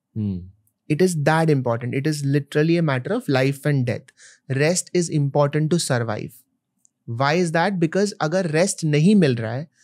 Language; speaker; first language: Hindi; non-native, local second language; Malayalam